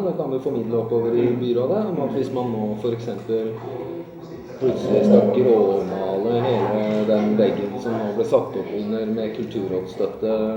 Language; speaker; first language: Norwegian; native; Norwegian